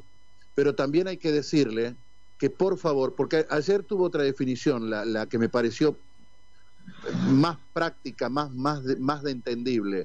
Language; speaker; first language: Spanish; native; Spanish